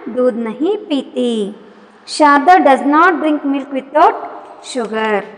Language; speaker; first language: Hindi; non-native, local second language; Kannada